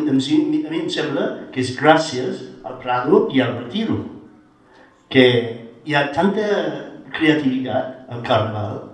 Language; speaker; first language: Catalan; non-native, fluent; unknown